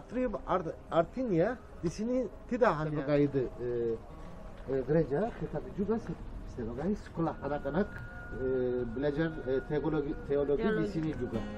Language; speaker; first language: Indonesian; non-native, learner; Turkish